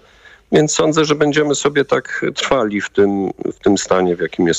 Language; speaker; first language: Polish; native; Polish